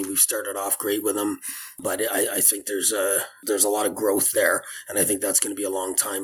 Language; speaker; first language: English; native; English